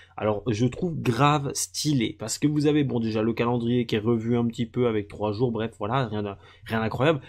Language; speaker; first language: French; native; French